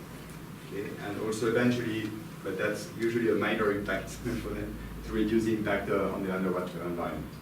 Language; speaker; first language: English; non-native, fluent; French